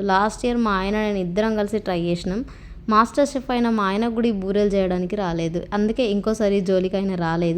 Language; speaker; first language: Telugu; native; Telugu